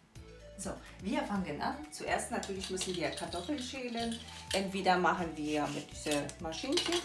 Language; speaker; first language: German; non-native, fluent; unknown